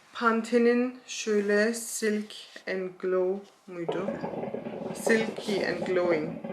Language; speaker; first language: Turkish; early bilingual, heritage; Turkish